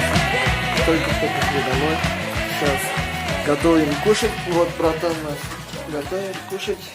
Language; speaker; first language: Russian; non-native, local second language; Kazakh